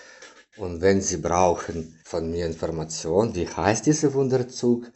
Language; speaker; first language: German; non-native, learner; Ukrainian